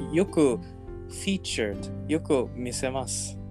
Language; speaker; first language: Japanese; non-native, learner; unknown